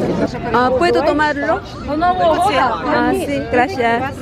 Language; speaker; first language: Spanish; non-native, learner; Korean